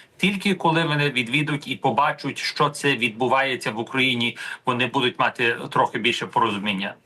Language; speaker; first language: Ukrainian; early bilingual, heritage; Ukrainian